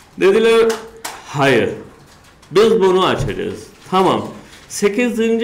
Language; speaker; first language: Turkish; non-native, learner; Urdu